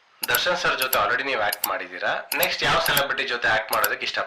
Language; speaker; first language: Kannada; native; Kannada